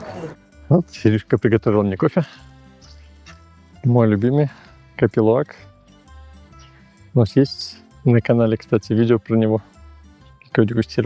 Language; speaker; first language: Russian; native; Russian